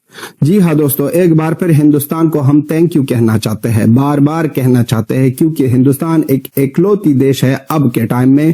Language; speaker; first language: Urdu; non-native, fluent; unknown